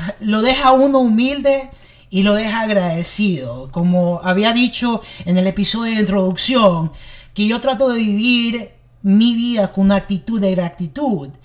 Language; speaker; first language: Spanish; early bilingual, heritage; English